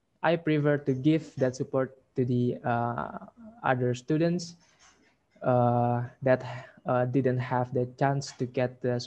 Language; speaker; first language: English; non-native, learner; Indonesian